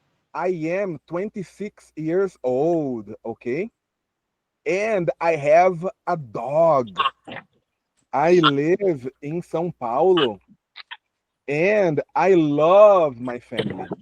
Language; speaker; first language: English; non-native, fluent; Portuguese